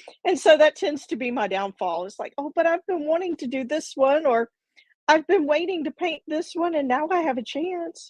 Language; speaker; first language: English; native; English